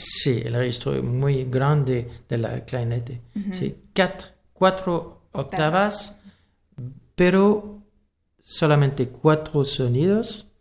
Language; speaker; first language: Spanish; non-native, learner; French